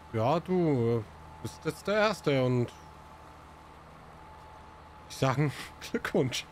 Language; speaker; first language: German; native; German